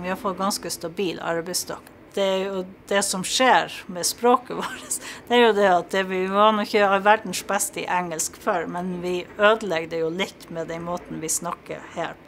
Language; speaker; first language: Norwegian; native; Norwegian